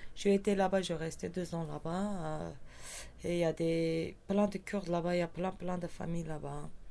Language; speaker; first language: French; non-native, learner; Kurdish